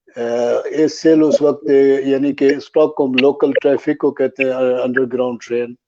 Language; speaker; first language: Urdu; native; Urdu